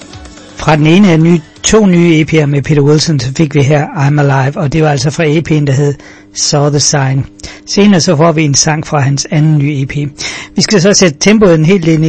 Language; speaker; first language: Danish; native; Danish